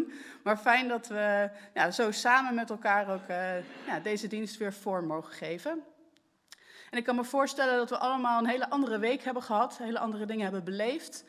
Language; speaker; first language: Dutch; native; Dutch